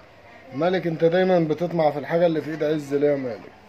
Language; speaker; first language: Arabic; native; Arabic